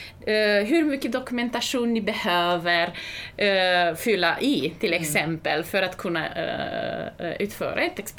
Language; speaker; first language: Swedish; non-native, fluent; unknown